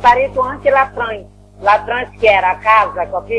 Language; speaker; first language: Italian; non-native, learner; Portuguese